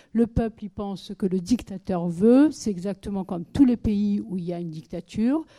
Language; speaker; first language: French; non-native, fluent; Russian